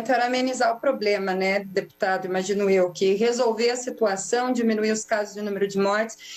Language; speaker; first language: Portuguese; native; Portuguese